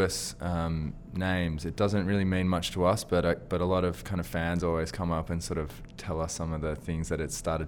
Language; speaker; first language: English; native; English